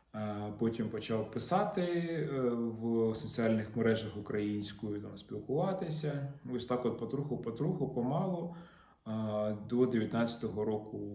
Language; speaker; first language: Ukrainian; non-native, local second language; Russian